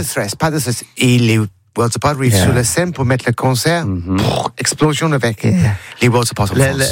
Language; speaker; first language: French; non-native, learner; English